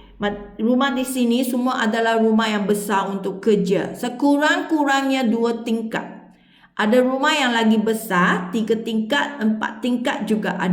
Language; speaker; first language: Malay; non-native, local second language; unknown